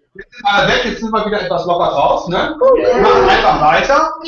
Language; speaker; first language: German; native; German